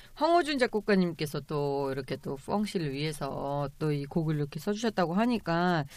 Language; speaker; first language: Korean; non-native, fluent; Vietnamese